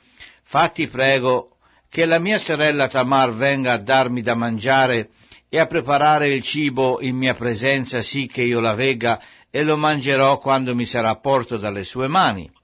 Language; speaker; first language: Italian; native; Italian